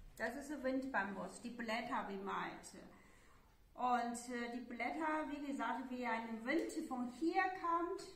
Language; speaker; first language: German; non-native, learner; Chinese